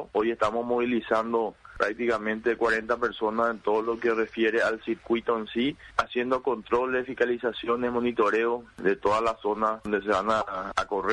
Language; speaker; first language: Spanish; native; Spanish